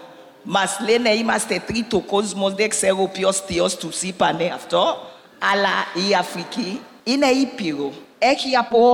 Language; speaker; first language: Greek; non-native, learner; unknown